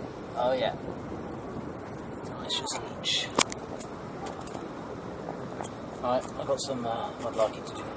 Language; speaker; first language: English; native; English